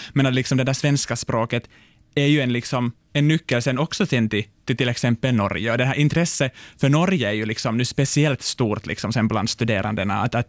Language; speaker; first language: Swedish; non-native, local second language; Finnish